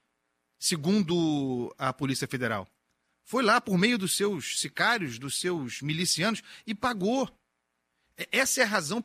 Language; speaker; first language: Portuguese; native; Portuguese